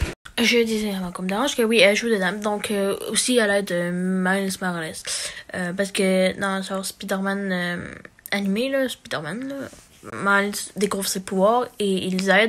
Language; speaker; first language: French; native; French